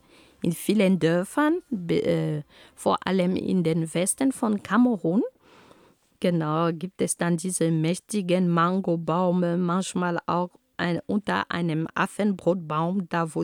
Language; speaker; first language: German; non-native, fluent; Ghomala